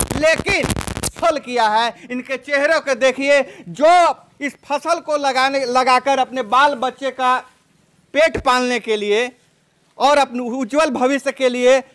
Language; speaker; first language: Hindi; native; Hindi